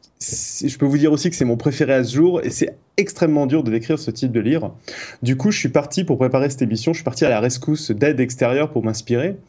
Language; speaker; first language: French; native; French